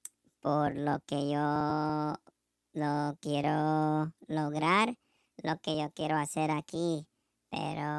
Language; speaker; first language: Spanish; non-native, learner; English